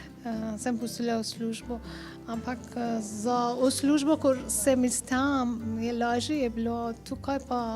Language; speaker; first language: Slovenian; non-native, learner; Persian